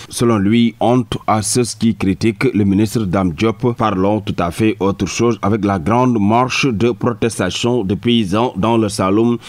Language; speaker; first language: French; non-native, local second language; Wolof